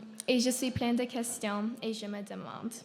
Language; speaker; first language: French; non-native, local second language; English